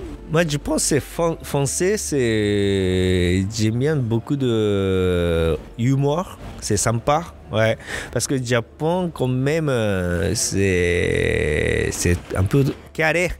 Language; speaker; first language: French; non-native, learner; Japanese